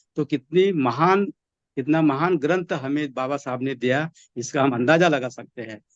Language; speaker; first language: Hindi; non-native, local second language; Marathi